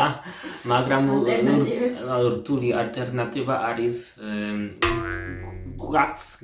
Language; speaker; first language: Georgian; non-native, learner; Polish